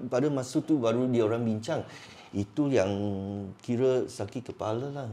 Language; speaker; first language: Malay; non-native, local second language; Cantonese